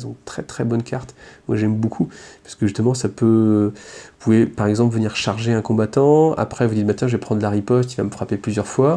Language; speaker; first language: French; native; French